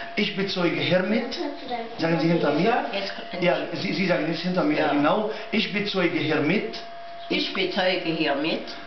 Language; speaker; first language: German; non-native, learner; Arabic